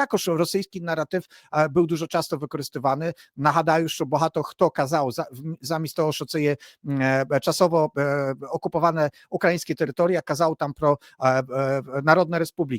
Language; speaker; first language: Polish; non-native, learner; Ukrainian